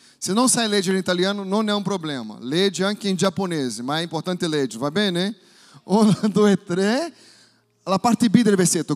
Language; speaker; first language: Italian; non-native, fluent; Portuguese